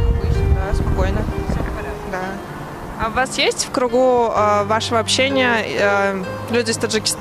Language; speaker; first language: Russian; native; Russian